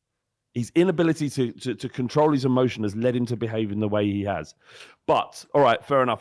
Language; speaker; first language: English; native; English